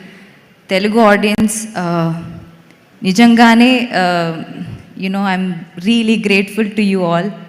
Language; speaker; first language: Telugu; non-native, fluent; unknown